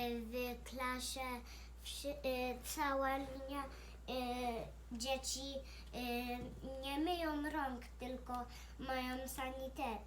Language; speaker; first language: Polish; early bilingual, heritage; Polish